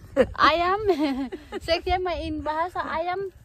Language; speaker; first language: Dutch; non-native, learner; Indonesian